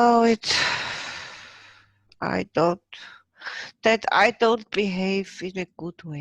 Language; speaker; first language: English; non-native, fluent; German